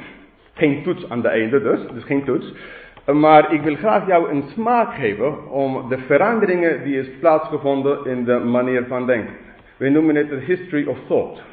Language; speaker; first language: Dutch; non-native, fluent; English